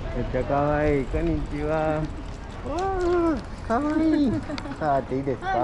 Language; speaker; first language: Japanese; non-native, fluent; English